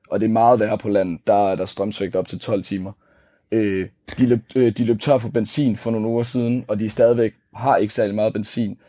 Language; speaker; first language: Danish; native; Danish